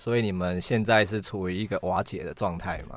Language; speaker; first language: Chinese; native; Chinese